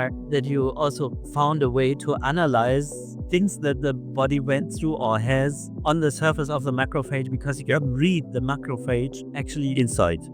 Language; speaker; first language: English; non-native, fluent; German